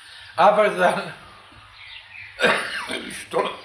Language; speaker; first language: Hebrew; non-native, fluent; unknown